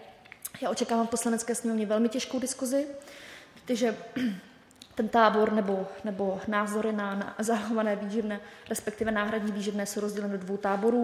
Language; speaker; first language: Czech; native; Czech